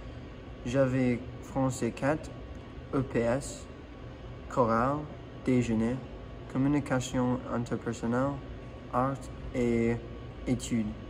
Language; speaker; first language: French; non-native, learner; English